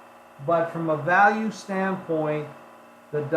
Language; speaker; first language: English; native; English